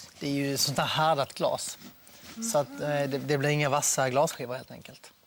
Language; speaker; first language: Swedish; native; Swedish